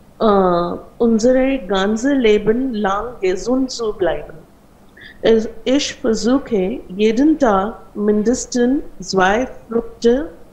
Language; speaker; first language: German; non-native, learner; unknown